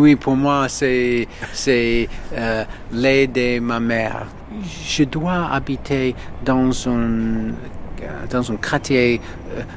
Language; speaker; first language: French; non-native, learner; English